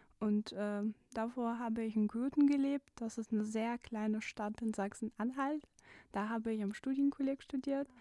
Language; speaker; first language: German; non-native, fluent; Russian